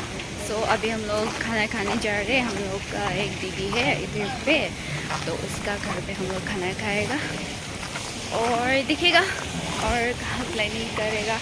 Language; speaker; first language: Hindi; non-native, local second language; Assamese